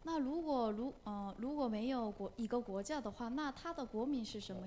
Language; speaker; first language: Chinese; non-native, learner; Korean